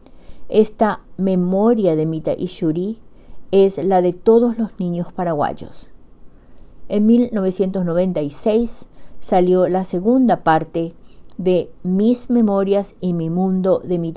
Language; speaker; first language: Spanish; native; Spanish